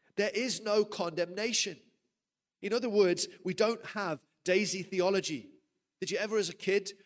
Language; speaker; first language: English; native; English